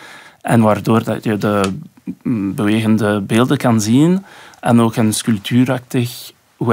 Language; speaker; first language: Dutch; non-native, local second language; French